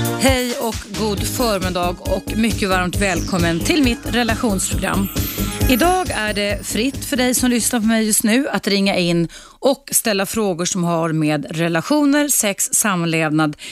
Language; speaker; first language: Swedish; native; Swedish